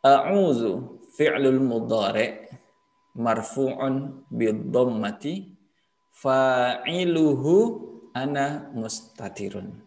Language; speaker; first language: Arabic; non-native, fluent; Indonesian